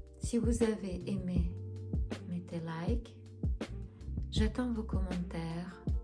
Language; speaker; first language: French; non-native, fluent; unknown